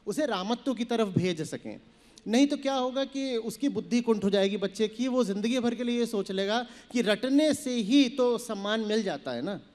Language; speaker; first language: Hindi; native; Hindi